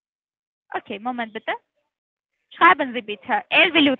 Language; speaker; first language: German; non-native, learner; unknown